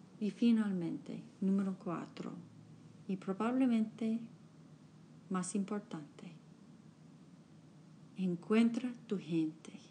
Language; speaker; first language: Spanish; non-native, learner; English